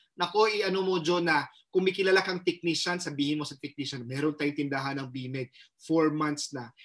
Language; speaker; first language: Filipino; non-native, local second language; Cebuano